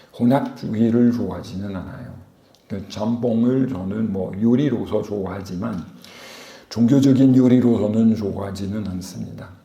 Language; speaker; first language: Korean; non-native, fluent; French